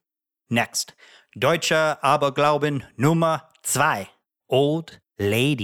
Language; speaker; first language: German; non-native, learner; English